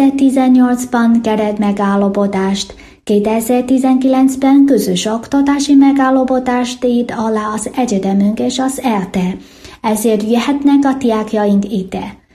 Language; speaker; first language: Hungarian; non-native, fluent; Chinese